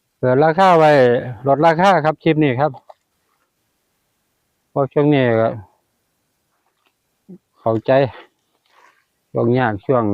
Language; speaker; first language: Thai; non-native, local second language; Lao